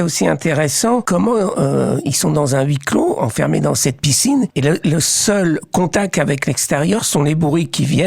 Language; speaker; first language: French; native; French